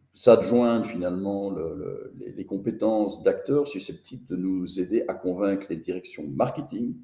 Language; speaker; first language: French; native; French